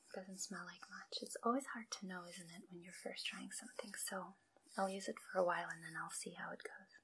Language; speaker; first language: English; early bilingual, other home language; Russian